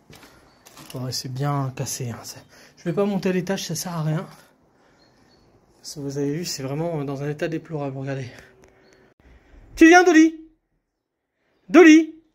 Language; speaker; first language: French; native; French